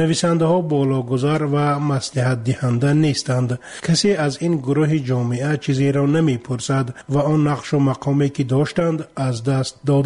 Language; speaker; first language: Tajik; native; Tajik